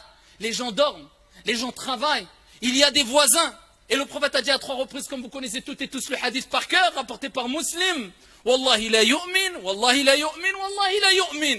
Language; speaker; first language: French; early bilingual, other home language; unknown